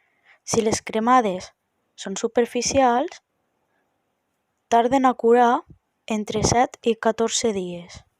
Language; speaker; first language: Catalan; native; Catalan